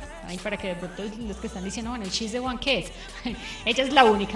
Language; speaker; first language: Spanish; native; Spanish